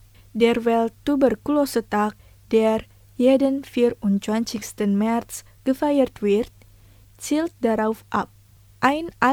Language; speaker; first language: German; non-native, fluent; Indonesian